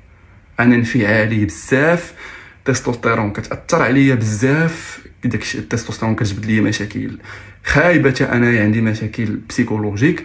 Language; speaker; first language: Arabic; native; Arabic